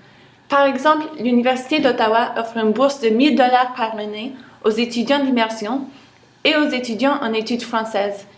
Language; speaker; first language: French; non-native, local second language; English